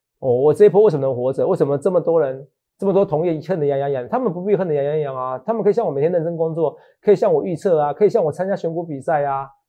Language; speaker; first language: Chinese; native; Chinese